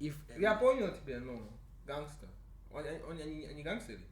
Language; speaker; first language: Russian; non-native, learner; English